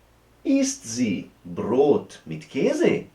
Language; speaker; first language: German; non-native, fluent; Portuguese